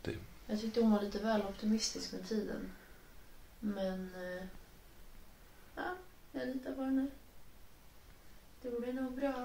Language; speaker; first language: Swedish; native; Swedish